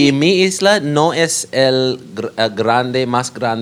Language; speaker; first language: Spanish; non-native, learner; English